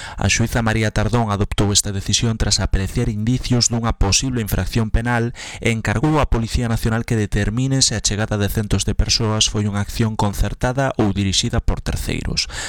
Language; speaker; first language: Galician; native; Galician